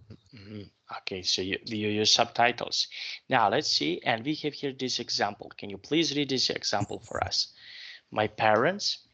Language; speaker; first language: English; non-native, fluent; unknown